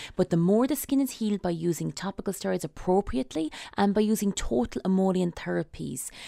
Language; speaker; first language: English; native; English